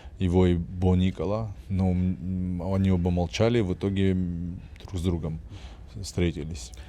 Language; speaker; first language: Russian; non-native, fluent; Georgian